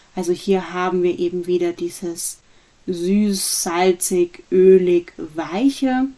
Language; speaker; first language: German; native; German